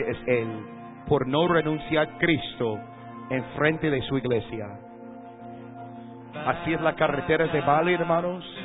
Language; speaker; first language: Spanish; non-native, fluent; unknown